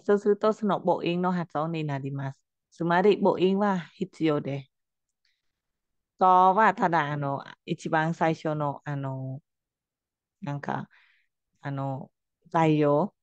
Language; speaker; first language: Japanese; non-native, fluent; Khmer